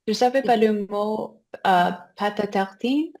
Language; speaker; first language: French; non-native, fluent; English